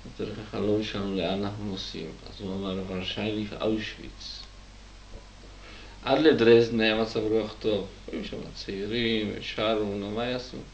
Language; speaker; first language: Hebrew; non-native, fluent; Czech